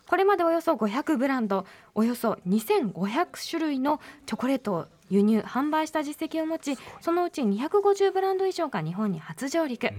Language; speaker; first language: Japanese; native; Japanese